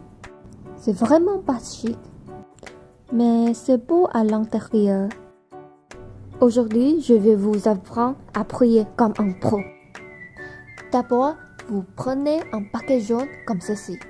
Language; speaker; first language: French; non-native, learner; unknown